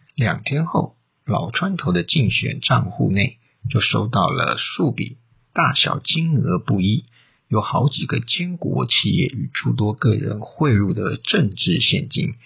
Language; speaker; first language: Chinese; native; Chinese